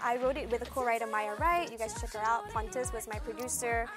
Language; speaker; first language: English; native; English